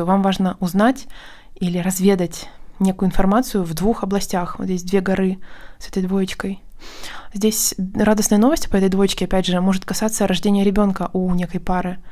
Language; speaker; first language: Russian; native; Russian